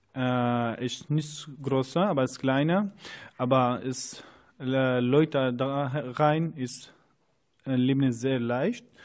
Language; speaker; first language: German; non-native, learner; Kurdish